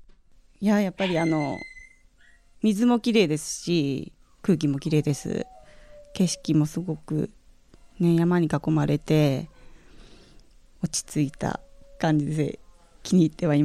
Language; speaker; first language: Japanese; native; Japanese